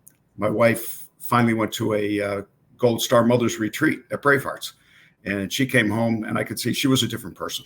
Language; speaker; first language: English; native; English